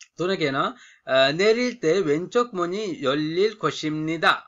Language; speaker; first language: Korean; non-native, fluent; Sinhala